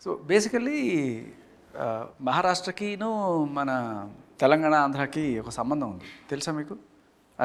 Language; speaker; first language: Telugu; native; Telugu